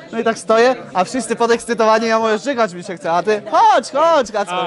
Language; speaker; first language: Polish; native; Polish